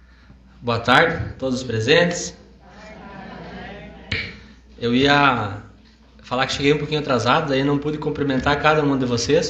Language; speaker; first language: Portuguese; native; Portuguese